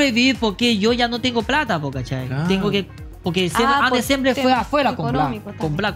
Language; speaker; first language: Spanish; non-native, learner; Chinese